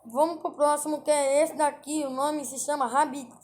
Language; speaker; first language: Portuguese; native; Portuguese